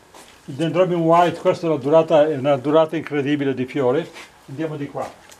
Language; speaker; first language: Italian; native; Italian